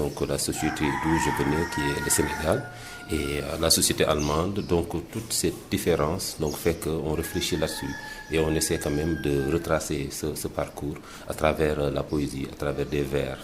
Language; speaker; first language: French; non-native, local second language; Wolof